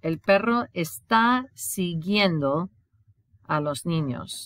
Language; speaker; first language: Spanish; non-native, fluent; English